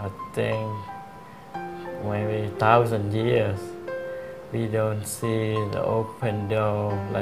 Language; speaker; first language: English; non-native, learner; Khmer